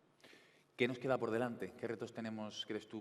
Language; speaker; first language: Spanish; native; Spanish